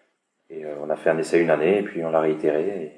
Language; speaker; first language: French; native; French